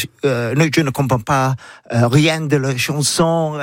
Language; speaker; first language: French; non-native, learner; English